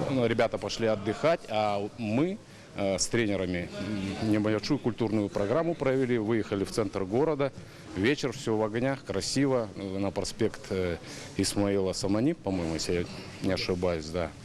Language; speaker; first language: Russian; native; Russian